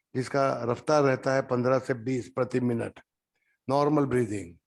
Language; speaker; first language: Hindi; non-native, local second language; Gujarati